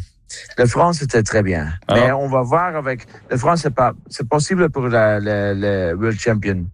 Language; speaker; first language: French; non-native, learner; Dutch